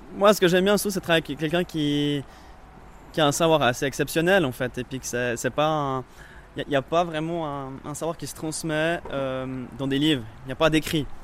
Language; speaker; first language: French; native; French